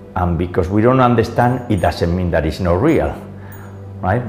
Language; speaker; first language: English; non-native, fluent; Spanish